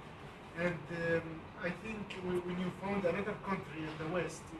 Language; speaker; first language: English; non-native, learner; Arabic